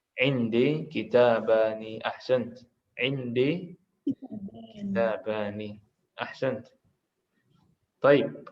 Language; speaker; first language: Arabic; non-native, fluent; Indonesian